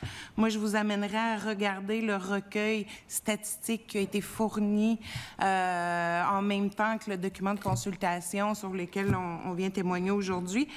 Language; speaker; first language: French; native; French